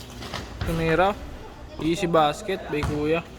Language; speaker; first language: Filipino; non-native, local second language; Bikol